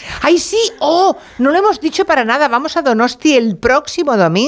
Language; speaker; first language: Spanish; native; Spanish